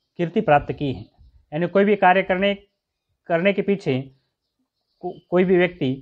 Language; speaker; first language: Hindi; non-native, local second language; Marathi